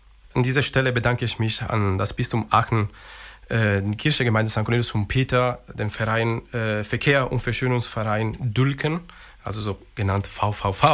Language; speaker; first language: German; non-native, fluent; Italian